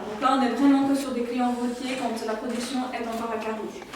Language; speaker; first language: French; native; French